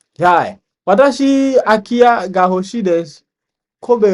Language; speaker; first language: Japanese; non-native, learner; English